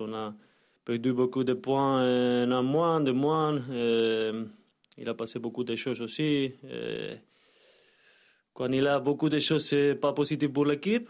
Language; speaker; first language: French; non-native, learner; Spanish